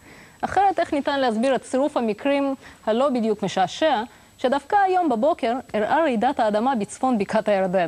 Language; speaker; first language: Hebrew; non-native, local second language; Russian